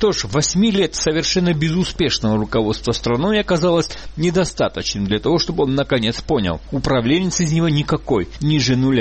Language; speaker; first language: Russian; native; Russian